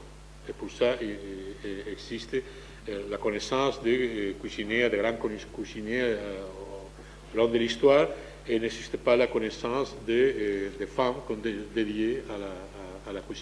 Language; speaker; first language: French; non-native, fluent; Spanish